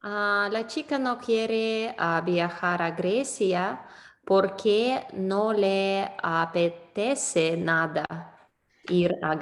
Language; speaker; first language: Spanish; non-native, learner; English